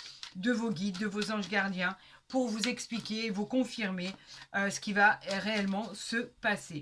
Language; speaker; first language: French; native; French